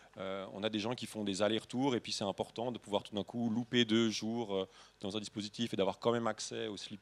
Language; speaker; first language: French; native; French